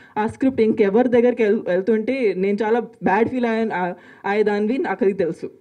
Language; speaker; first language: Telugu; non-native, local second language; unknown